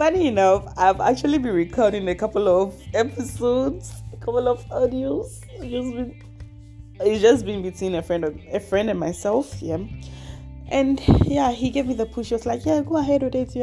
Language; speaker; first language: English; non-native, local second language; Akan